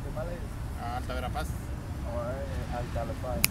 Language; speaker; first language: Spanish; early bilingual, heritage; Spanish